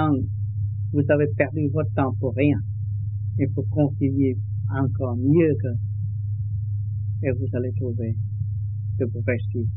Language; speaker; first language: French; non-native, learner; Vietnamese